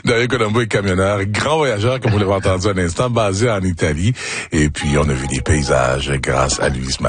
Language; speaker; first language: French; native; French